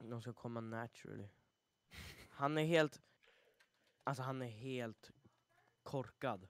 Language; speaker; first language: Swedish; native; Swedish